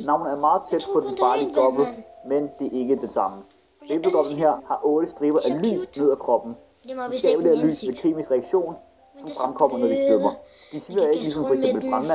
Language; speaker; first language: Danish; native; Danish